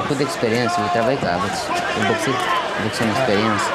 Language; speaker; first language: French; non-native, learner; Romanian